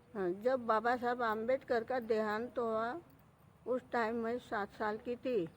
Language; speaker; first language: Hindi; non-native, local second language; Marathi